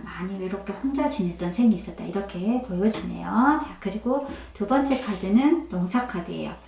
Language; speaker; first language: Korean; native; Korean